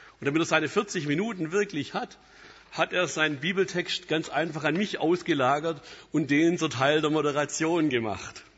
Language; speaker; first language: German; native; German